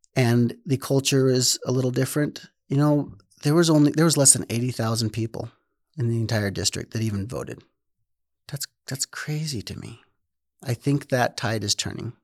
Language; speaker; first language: English; native; English